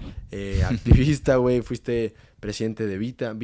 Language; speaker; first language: Spanish; native; Spanish